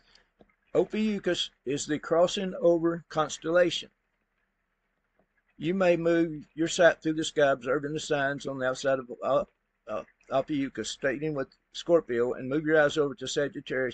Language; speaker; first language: English; native; English